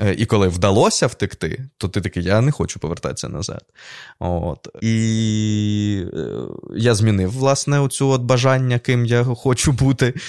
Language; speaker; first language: Ukrainian; non-native, local second language; Russian